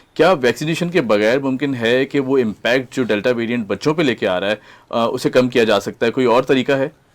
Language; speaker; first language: Urdu; native; Urdu